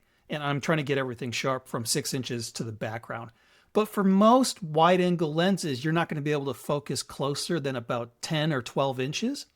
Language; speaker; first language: English; native; English